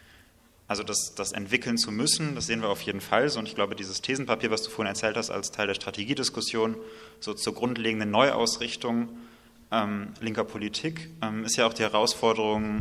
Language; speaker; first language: German; native; German